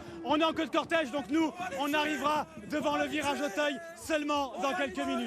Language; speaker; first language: French; native; French